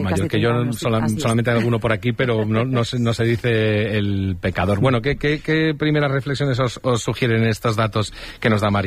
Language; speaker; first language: Spanish; native; Spanish